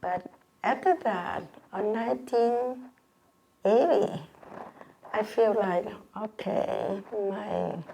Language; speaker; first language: English; non-native, learner; Vietnamese